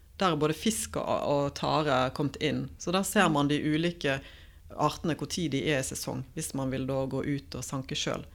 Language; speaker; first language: Norwegian; native; Norwegian